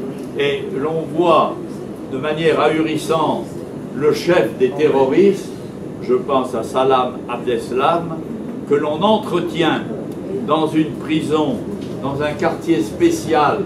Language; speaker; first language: French; native; French